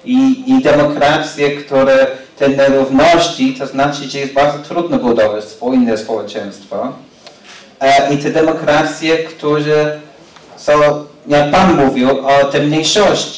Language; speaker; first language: Polish; non-native, fluent; English